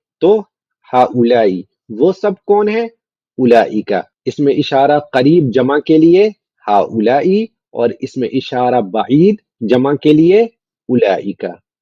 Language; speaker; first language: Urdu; native; Urdu